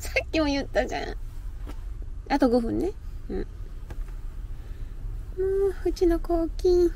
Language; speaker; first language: Japanese; native; Japanese